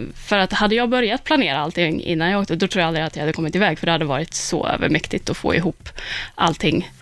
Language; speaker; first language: Swedish; native; Swedish